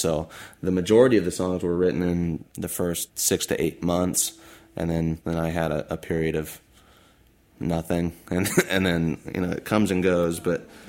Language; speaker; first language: English; native; English